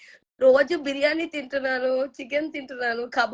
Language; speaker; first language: Telugu; native; Telugu